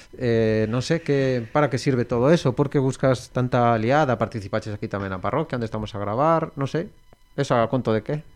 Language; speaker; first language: Galician; non-native, local second language; Spanish